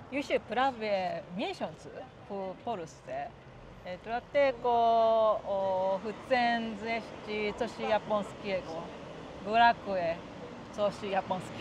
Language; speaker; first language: Polish; non-native, learner; Japanese